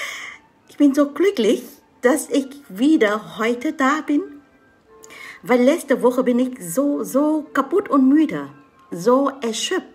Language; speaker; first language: German; non-native, learner; Vietnamese